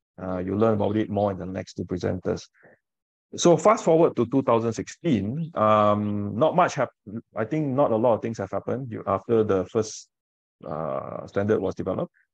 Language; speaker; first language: English; non-native, local second language; Min Nan Chinese